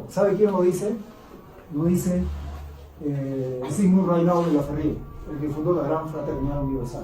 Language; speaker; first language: Spanish; native; Spanish